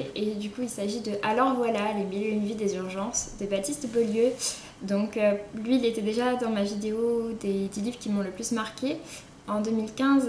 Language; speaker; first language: French; native; French